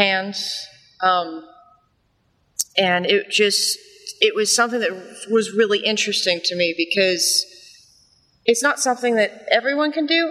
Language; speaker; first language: English; native; English